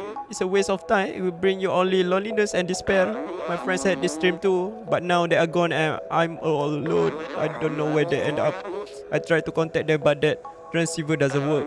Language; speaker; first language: English; non-native, local second language; Malay